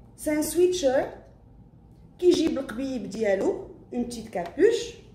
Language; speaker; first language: French; non-native, local second language; Arabic